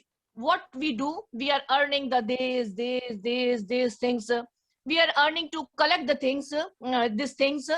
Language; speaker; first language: English; non-native, learner; Hindi